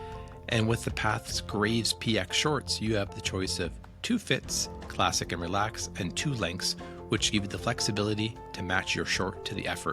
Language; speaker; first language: English; native; English